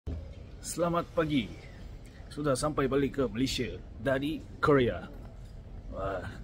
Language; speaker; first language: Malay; non-native, fluent; Korean